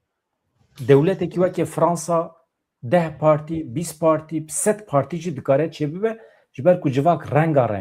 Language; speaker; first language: Kurdish; native; Kurdish